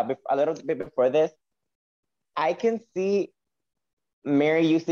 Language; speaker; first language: English; non-native, fluent; Spanish